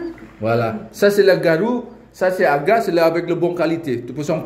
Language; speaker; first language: French; non-native, learner; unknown